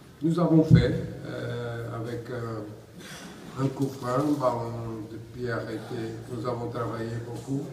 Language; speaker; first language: French; non-native, learner; Portuguese